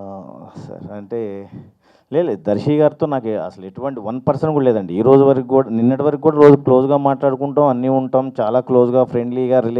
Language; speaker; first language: Telugu; native; Telugu